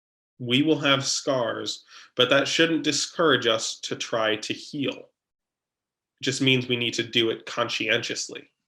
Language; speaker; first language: English; native; English